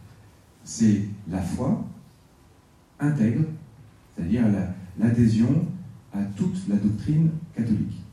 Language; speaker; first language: French; native; French